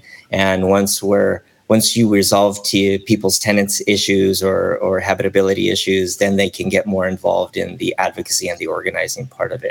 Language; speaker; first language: English; native; English